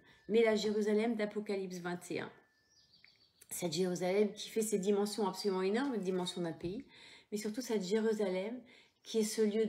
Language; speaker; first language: French; native; French